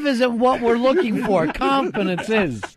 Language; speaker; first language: English; native; English